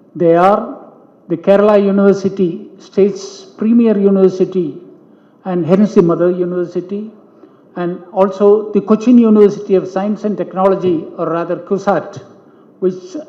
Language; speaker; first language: English; non-native, local second language; Malayalam